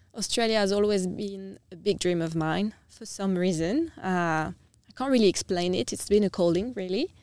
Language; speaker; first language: English; non-native, fluent; French